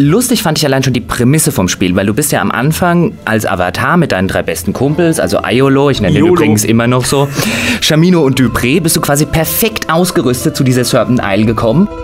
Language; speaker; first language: German; native; German